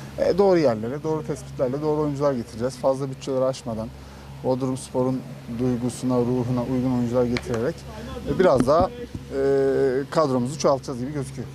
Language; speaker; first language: Turkish; native; Turkish